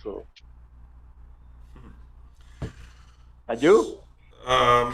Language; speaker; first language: English; non-native, fluent; Spanish